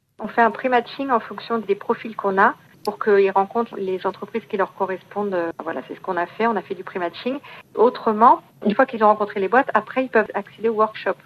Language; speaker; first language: French; native; French